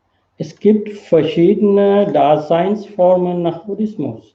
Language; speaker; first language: German; non-native, fluent; Sinhala